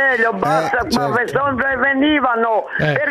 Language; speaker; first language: Italian; non-native, fluent; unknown